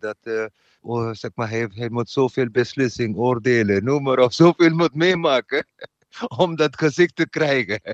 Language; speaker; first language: Dutch; non-native, learner; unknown